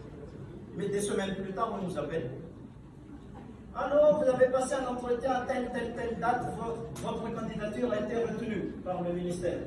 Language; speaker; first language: French; non-native, local second language; Malagasy